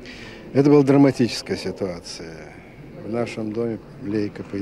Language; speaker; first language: Russian; native; Russian